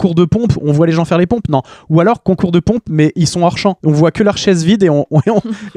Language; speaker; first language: French; native; French